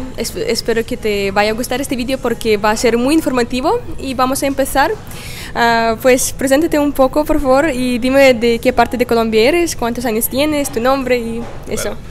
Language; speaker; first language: Spanish; non-native, fluent; Russian